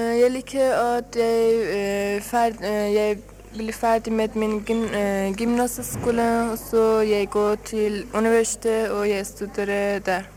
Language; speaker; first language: Norwegian; non-native, learner; Persian